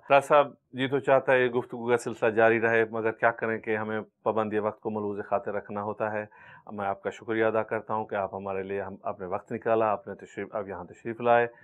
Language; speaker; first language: Urdu; native; Urdu